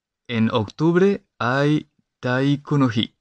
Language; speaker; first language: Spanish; non-native, fluent; Japanese